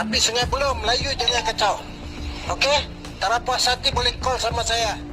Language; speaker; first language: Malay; non-native, learner; Bangla